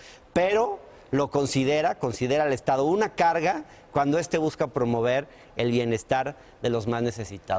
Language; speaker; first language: Spanish; native; Spanish